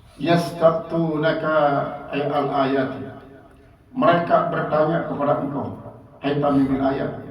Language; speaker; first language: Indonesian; non-native, local second language; Sasak